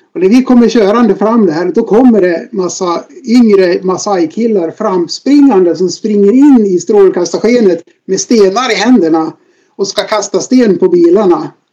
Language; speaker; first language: Swedish; native; Swedish